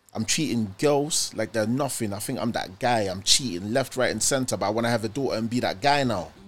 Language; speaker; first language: English; early bilingual, other home language; German